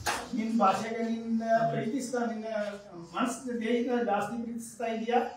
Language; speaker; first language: Kannada; non-native, learner; Punjabi